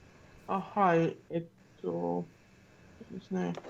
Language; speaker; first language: Japanese; non-native, learner; German